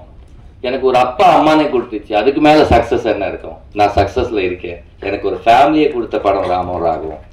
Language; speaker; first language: Tamil; non-native, learner; Telugu